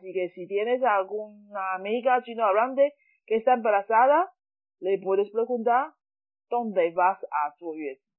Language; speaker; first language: Spanish; non-native, fluent; Chinese